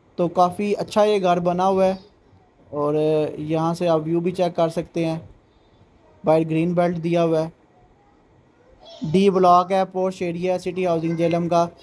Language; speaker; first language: Urdu; non-native, local second language; Punjabi